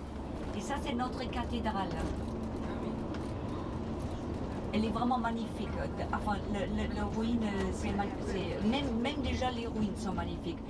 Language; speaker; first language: French; non-native, fluent; English